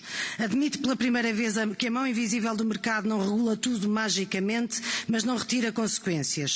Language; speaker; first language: Portuguese; native; Portuguese